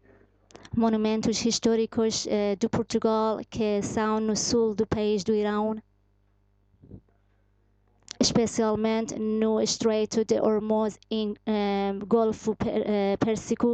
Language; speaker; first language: Portuguese; non-native, fluent; Persian